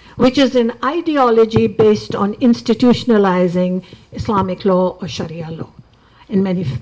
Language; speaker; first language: English; non-native, local second language; Urdu